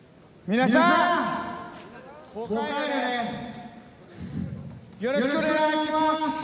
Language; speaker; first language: Japanese; non-native, learner; Portuguese